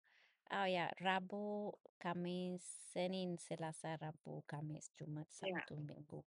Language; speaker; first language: Indonesian; non-native, learner; English